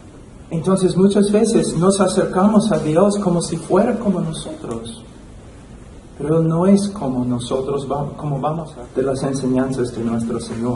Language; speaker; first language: Spanish; non-native, fluent; English